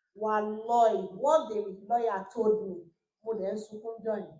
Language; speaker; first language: English; non-native, local second language; Yoruba